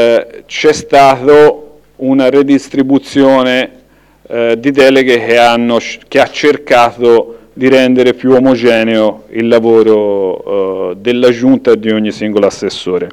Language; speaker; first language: Italian; native; Italian